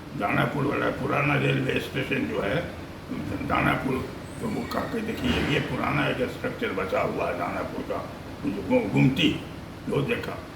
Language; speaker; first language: Hindi; native; Hindi